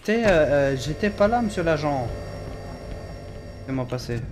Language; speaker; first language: French; native; French